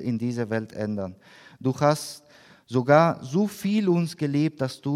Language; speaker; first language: German; non-native, learner; Spanish